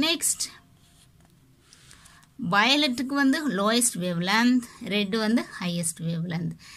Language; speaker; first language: English; non-native, local second language; Tamil